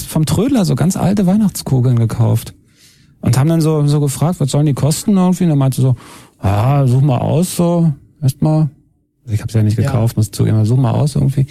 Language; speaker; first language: German; native; German